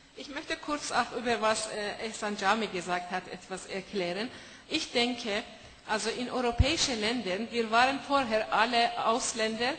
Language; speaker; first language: German; non-native, fluent; Persian